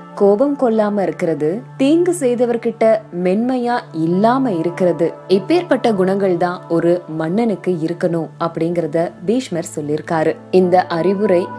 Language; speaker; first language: Tamil; native; Tamil